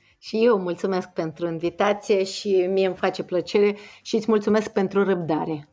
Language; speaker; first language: Romanian; non-native, fluent; Russian